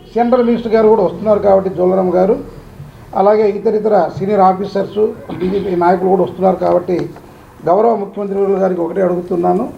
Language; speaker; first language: Telugu; non-native, local second language; Lambadi